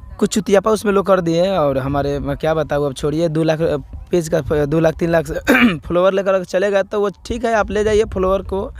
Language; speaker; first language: Hindi; native; Hindi